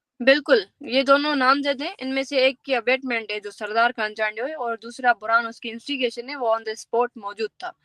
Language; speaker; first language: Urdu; non-native, local second language; Sindhi